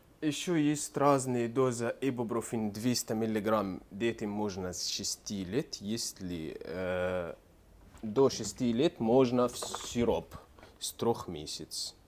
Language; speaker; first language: Russian; non-native, learner; Arabic